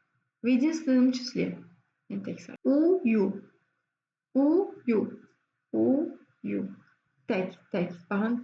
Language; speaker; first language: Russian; non-native, fluent; Azerbaijani